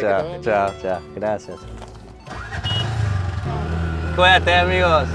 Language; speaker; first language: Spanish; non-native, learner; English